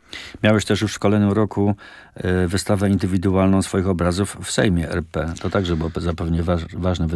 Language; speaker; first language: Polish; native; Polish